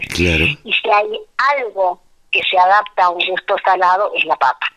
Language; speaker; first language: Spanish; native; Spanish